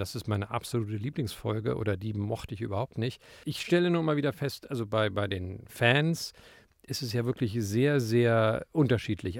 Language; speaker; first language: German; native; German